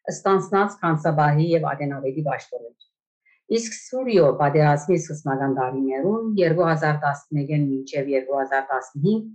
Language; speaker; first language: Armenian; native; Armenian